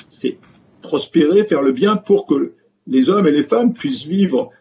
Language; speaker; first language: French; native; French